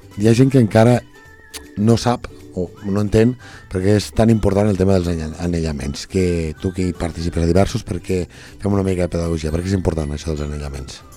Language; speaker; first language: Catalan; native; Catalan